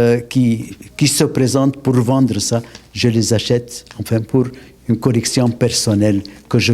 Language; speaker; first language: French; non-native, local second language; Arabic